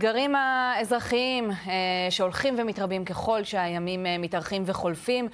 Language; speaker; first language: Hebrew; native; Hebrew